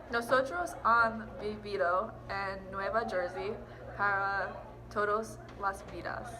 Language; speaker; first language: Spanish; non-native, learner; English